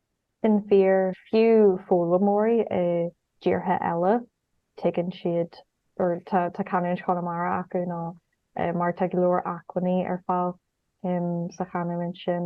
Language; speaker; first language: Irish; non-native, local second language; English